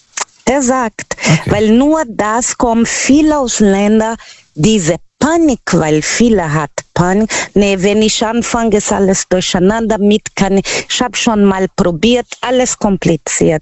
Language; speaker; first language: German; non-native, learner; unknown